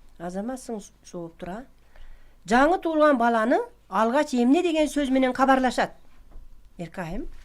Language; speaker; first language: Kyrgyz; native; Kyrgyz